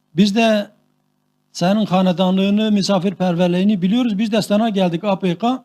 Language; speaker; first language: Turkish; non-native, local second language; Kurdish